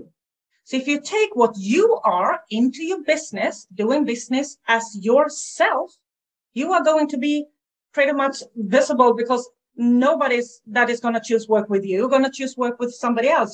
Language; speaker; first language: English; non-native, fluent; Swedish